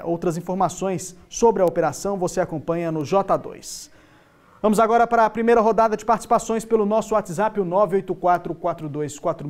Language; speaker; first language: Portuguese; native; Portuguese